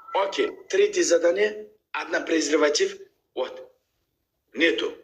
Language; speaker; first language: Russian; non-native, learner; Uzbek